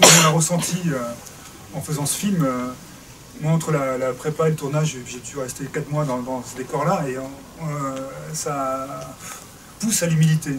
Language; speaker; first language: French; native; French